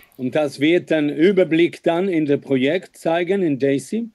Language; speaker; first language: German; non-native, fluent; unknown